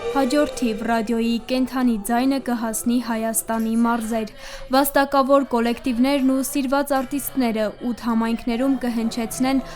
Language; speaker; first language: Armenian; native; Armenian